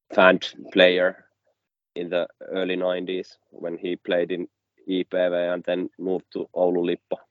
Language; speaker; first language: English; non-native, fluent; Finnish